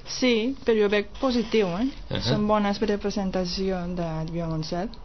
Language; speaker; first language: Catalan; non-native, fluent; Japanese